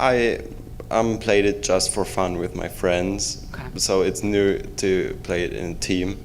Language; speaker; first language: English; non-native, fluent; German